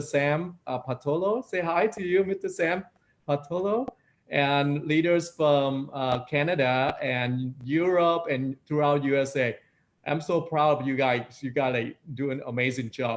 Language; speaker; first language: English; non-native, fluent; Vietnamese